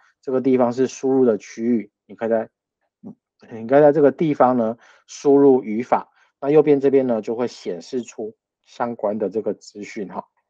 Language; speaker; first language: Chinese; native; Chinese